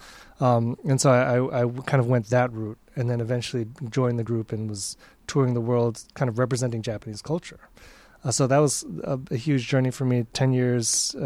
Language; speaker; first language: English; native; English